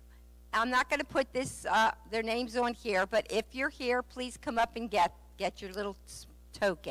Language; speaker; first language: English; native; English